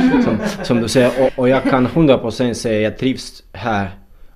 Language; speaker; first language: Swedish; non-native, fluent; Russian